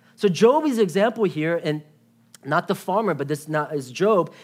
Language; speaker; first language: English; native; English